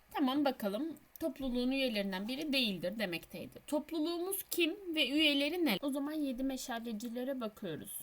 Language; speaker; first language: Turkish; native; Turkish